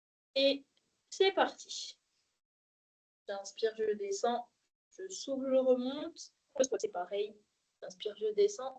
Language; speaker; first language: French; native; French